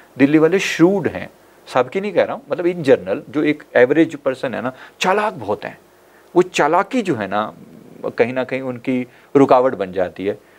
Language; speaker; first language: Hindi; native; Hindi